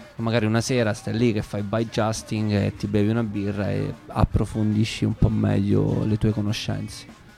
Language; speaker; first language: Italian; native; Italian